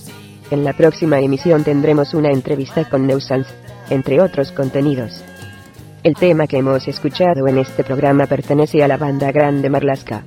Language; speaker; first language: Spanish; native; Spanish